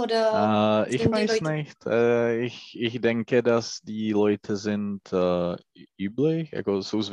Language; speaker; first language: German; non-native, learner; Czech